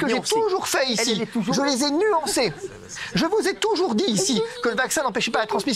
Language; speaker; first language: French; native; French